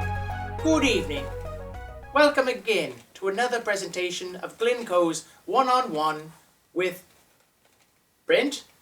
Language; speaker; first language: English; native; English